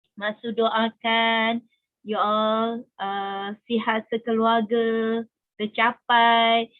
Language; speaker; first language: Malay; native; Malay